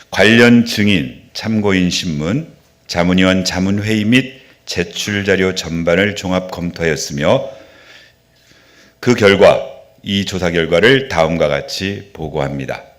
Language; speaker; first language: Korean; native; Korean